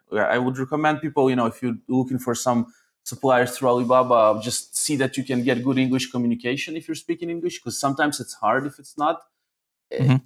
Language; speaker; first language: English; early bilingual, other home language; Russian